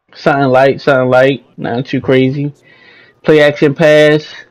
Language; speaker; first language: English; native; English